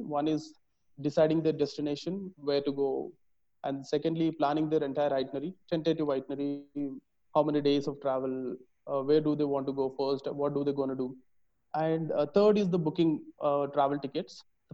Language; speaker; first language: English; non-native, local second language; Telugu